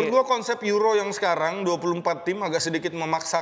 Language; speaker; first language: Indonesian; native; Indonesian